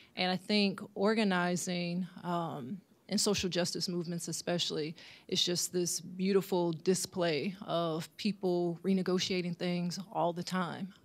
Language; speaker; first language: English; native; English